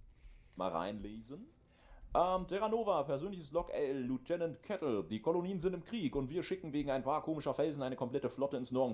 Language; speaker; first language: German; native; German